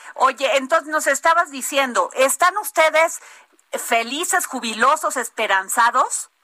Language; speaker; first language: Spanish; native; Spanish